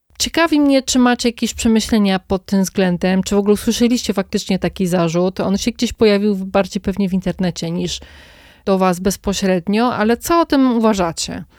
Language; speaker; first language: Polish; native; Polish